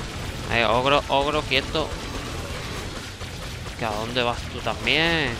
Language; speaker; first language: Spanish; native; Spanish